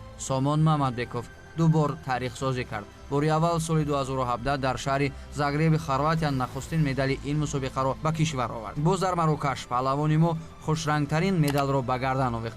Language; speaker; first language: Tajik; native; Tajik